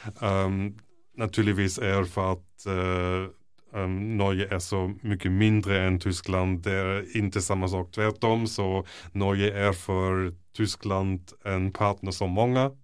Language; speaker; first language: Norwegian; non-native, fluent; German